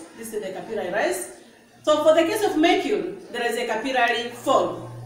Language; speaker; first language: English; non-native, local second language; Swahili